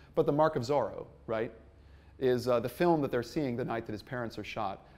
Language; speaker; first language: English; native; English